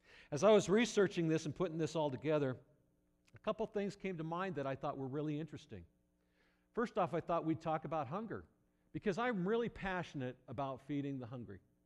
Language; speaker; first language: English; native; English